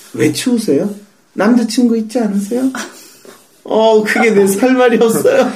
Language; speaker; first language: Korean; native; Korean